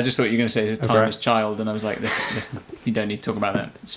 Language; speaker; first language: English; native; English